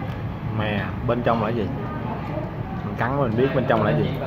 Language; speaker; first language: Vietnamese; native; Vietnamese